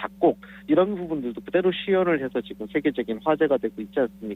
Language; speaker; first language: Korean; native; Korean